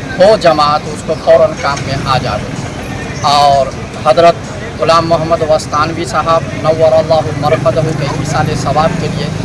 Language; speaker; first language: Urdu; non-native, local second language; Gujarati